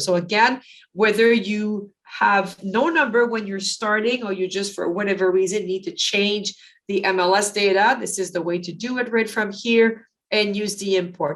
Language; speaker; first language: English; native; English